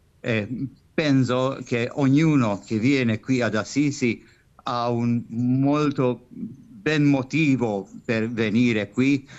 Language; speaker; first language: Italian; non-native, fluent; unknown